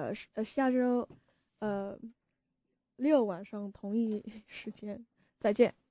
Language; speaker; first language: Chinese; early bilingual, heritage; Chinese